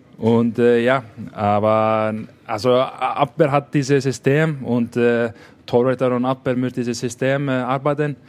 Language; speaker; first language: German; non-native, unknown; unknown